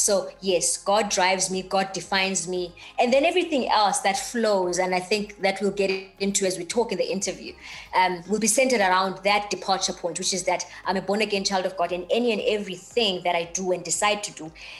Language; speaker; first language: English; non-native, local second language; Xhosa